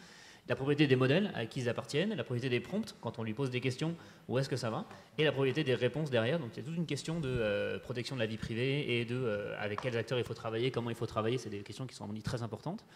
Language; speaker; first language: French; native; French